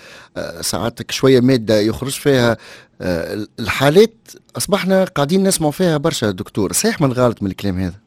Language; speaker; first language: Arabic; native; Arabic